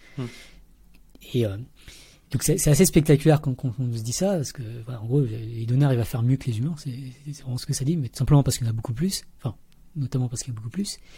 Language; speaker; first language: French; early bilingual, other home language; Vietnamese